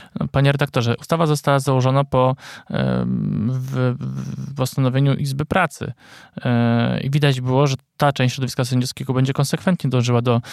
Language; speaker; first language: Polish; native; Polish